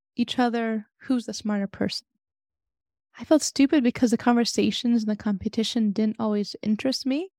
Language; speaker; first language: English; native; English